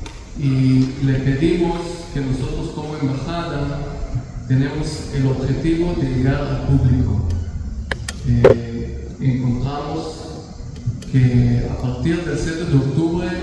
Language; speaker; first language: Spanish; non-native, fluent; Hebrew